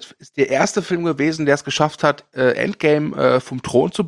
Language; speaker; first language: German; native; German